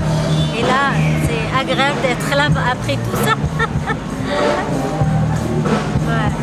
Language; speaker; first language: French; non-native, fluent; Arabic